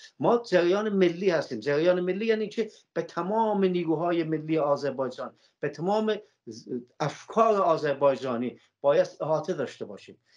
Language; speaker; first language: Persian; non-native, local second language; Azerbaijani